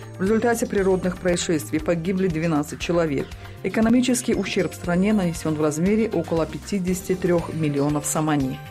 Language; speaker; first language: Russian; non-native, local second language; Tajik